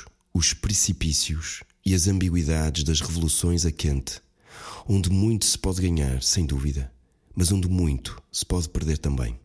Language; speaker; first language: Portuguese; native; Portuguese